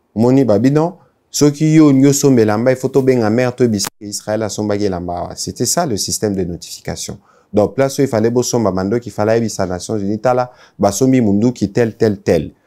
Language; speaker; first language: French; non-native, local second language; Lingala